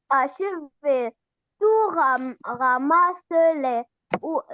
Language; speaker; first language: French; non-native, learner; Arabic